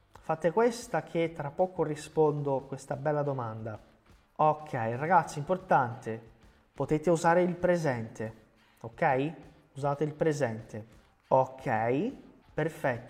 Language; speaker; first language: Italian; non-native, fluent; Portuguese